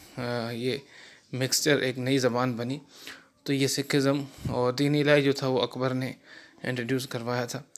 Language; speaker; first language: Urdu; non-native, local second language; Sindhi